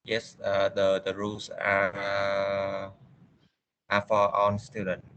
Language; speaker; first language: English; non-native, learner; Vietnamese